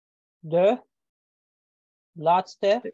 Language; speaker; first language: Dutch; non-native, learner; Turkish